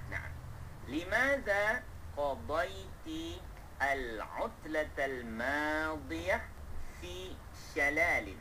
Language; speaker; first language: Arabic; non-native, fluent; Malay